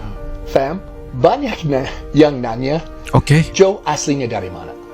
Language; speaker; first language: Indonesian; non-native, fluent; English